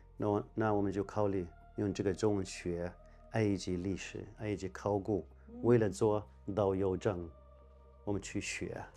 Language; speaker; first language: Chinese; non-native, fluent; Arabic